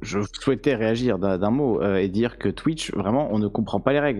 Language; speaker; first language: French; native; French